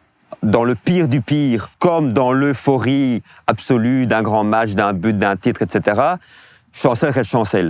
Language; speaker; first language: French; native; French